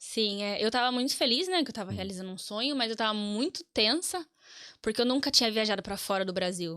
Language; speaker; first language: Portuguese; native; Portuguese